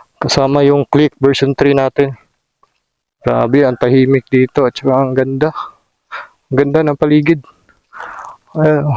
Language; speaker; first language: Filipino; non-native, local second language; Cebuano